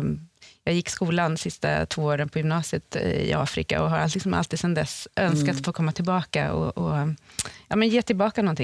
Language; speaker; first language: Swedish; native; Swedish